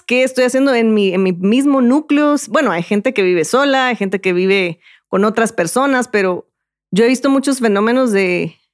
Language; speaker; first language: Spanish; native; Spanish